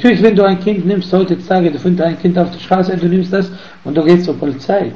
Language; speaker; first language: German; non-native, fluent; Arabic